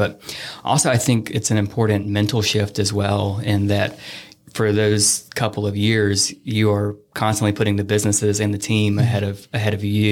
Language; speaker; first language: English; native; English